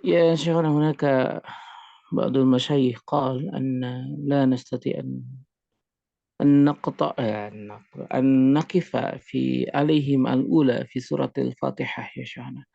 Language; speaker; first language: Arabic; non-native, learner; Indonesian